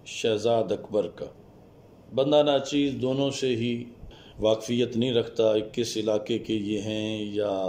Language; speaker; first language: Urdu; non-native, local second language; Punjabi